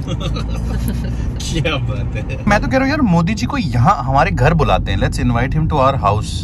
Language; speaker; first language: Hindi; native; Hindi